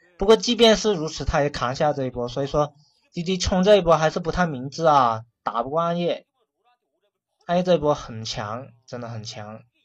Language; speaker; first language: Chinese; non-native, local second language; Cantonese